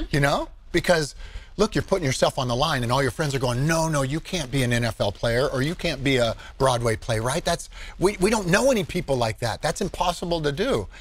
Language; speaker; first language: English; native; English